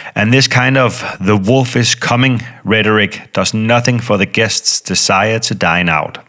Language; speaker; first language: English; non-native, fluent; Danish